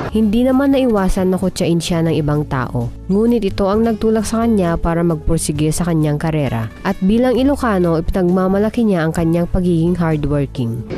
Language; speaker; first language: Filipino; non-native, local second language; Iloko